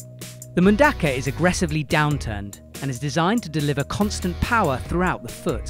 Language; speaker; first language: English; native; English